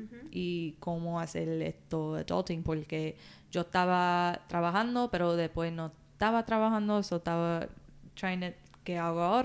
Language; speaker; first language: Spanish; early bilingual, heritage; Spanish